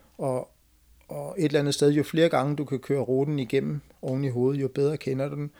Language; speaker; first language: Danish; native; Danish